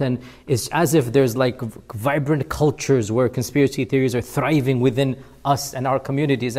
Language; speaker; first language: English; early bilingual, other home language; Urdu